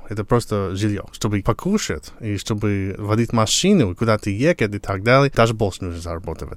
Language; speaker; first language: Russian; non-native, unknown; English